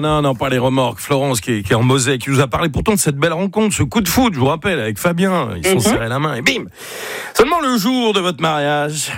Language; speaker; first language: French; native; French